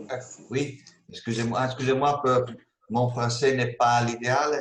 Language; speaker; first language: French; non-native, learner; Italian